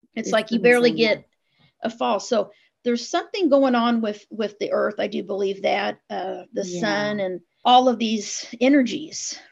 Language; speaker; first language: English; native; English